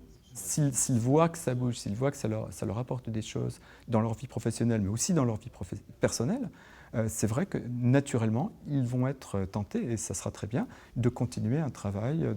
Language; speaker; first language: French; native; French